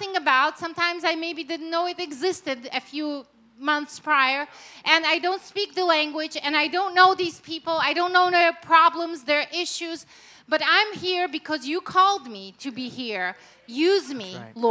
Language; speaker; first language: English; non-native, fluent; Russian